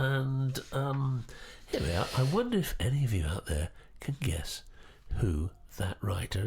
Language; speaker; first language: English; native; English